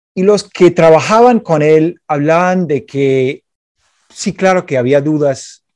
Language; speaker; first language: Spanish; non-native, fluent; English